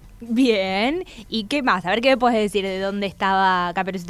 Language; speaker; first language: Spanish; native; Spanish